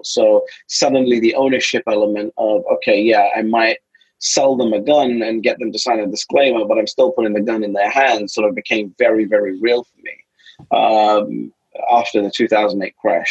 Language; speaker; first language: English; native; English